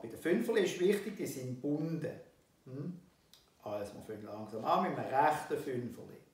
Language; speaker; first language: German; native; German